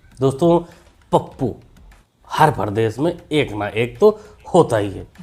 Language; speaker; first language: Hindi; native; Hindi